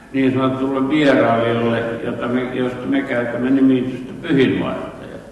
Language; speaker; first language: Finnish; native; Finnish